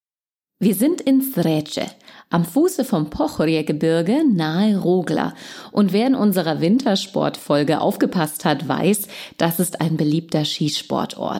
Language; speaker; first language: German; native; German